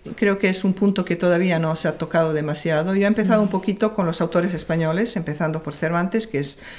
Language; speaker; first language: Spanish; non-native, fluent; Serbian